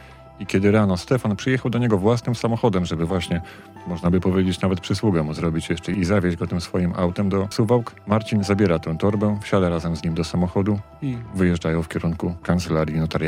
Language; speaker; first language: Polish; native; Polish